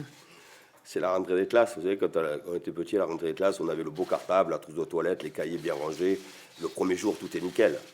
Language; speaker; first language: French; native; French